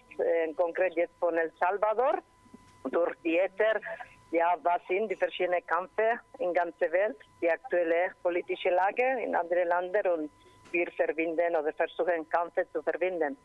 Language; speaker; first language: German; non-native, learner; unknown